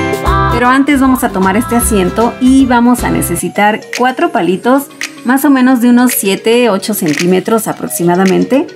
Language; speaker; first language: Spanish; native; Spanish